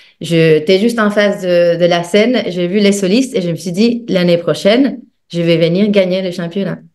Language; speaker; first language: French; non-native, fluent; Spanish